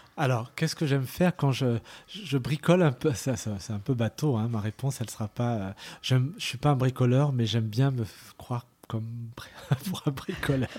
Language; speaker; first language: French; early bilingual, other home language; Arabic